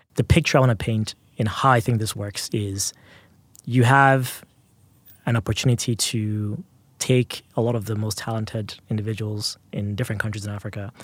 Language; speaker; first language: English; non-native, local second language; Yoruba